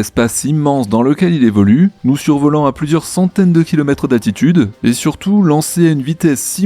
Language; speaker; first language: French; native; French